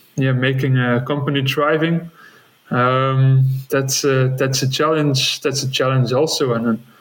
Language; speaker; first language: English; non-native, fluent; Dutch